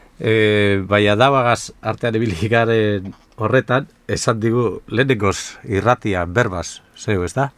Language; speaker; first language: Basque; native; Basque